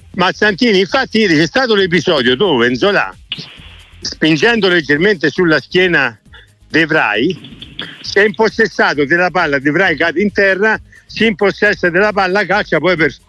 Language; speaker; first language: Italian; native; Italian